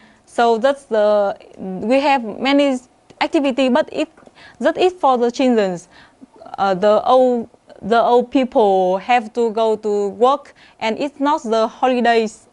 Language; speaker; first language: English; non-native, learner; Vietnamese